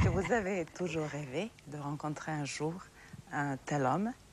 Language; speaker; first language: French; non-native, fluent; Serbian